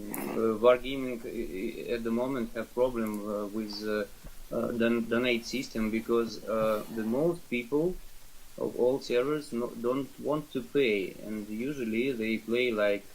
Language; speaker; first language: English; non-native, learner; Russian